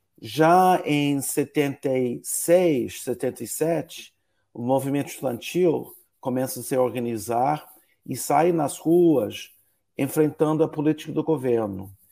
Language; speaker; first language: Portuguese; non-native, fluent; English